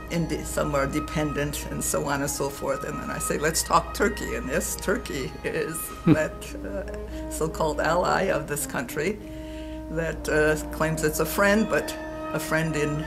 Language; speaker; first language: English; native; English